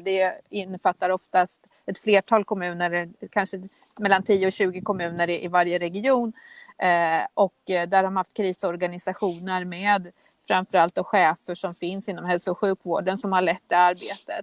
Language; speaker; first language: Swedish; native; Swedish